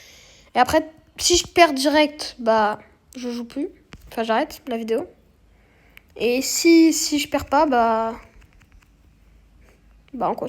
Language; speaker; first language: French; native; French